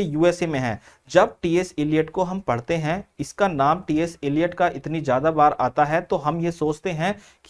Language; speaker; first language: Hindi; native; Hindi